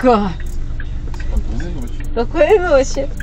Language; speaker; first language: Russian; native; Russian